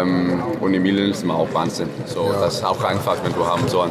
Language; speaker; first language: German; non-native, fluent; Danish